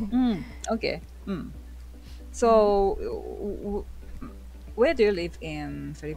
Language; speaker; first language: English; non-native, learner; Japanese